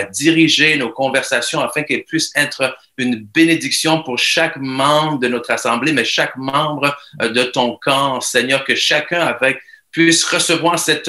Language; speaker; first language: French; native; French